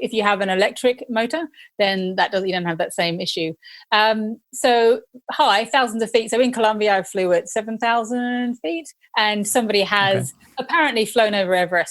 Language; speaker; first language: English; native; English